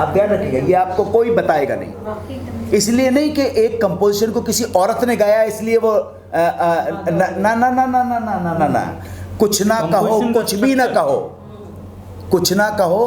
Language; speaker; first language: Hindi; native; Hindi